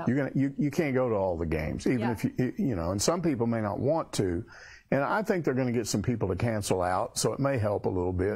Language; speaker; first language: English; native; English